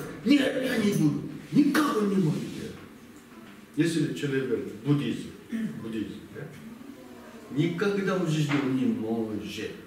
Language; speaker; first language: Russian; non-native, learner; Korean